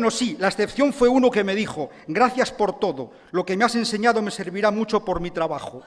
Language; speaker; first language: Spanish; native; Spanish